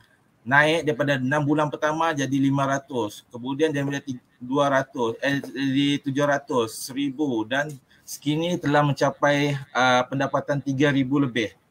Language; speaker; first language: Malay; native; Malay